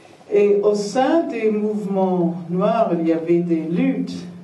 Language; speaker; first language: French; non-native, fluent; English